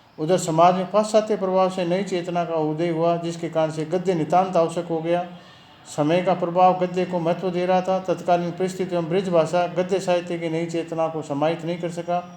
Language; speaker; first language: Hindi; native; Hindi